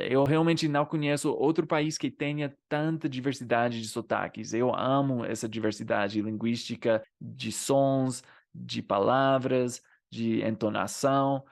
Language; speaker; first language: Portuguese; non-native, fluent; English